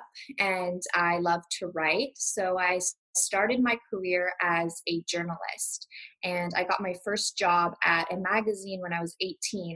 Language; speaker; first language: English; native; English